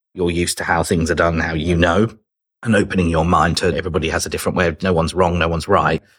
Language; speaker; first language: English; native; English